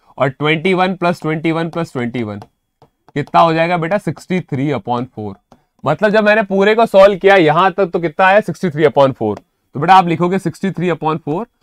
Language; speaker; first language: Hindi; native; Hindi